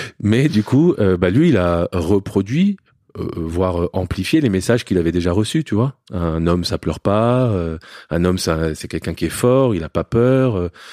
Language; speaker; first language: French; native; French